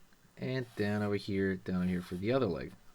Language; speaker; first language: English; native; English